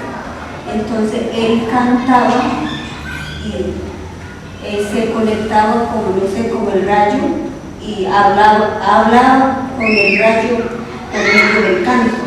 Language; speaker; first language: Spanish; non-native, local second language; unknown